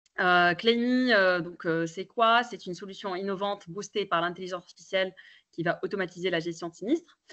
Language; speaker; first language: French; native; French